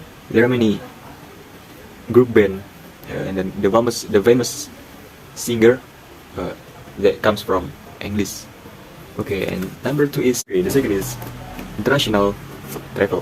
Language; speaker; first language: English; non-native, learner; Indonesian